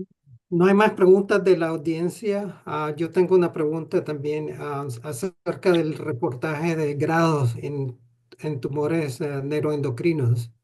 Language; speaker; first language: Spanish; non-native, fluent; English